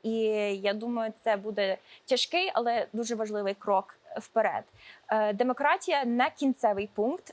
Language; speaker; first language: Ukrainian; early bilingual, heritage; Ukrainian